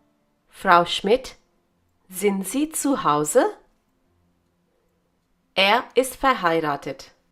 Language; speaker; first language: German; non-native, fluent; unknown